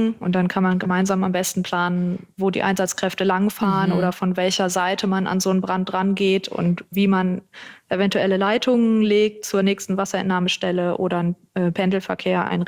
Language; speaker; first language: German; native; German